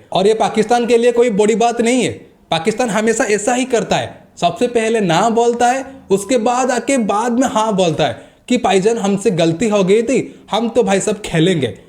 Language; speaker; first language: Hindi; native; Hindi